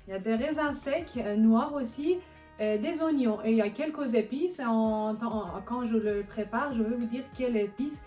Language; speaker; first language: French; non-native, fluent; Persian